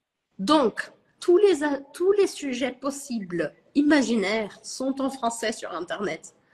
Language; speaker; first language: French; non-native, fluent; Portuguese